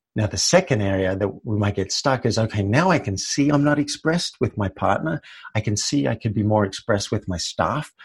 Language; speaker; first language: English; native; English